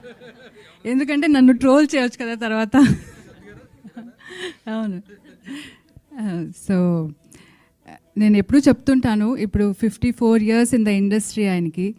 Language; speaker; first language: Telugu; non-native, local second language; Kannada